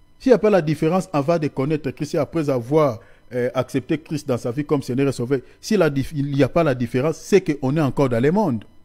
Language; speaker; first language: French; non-native, local second language; Lingala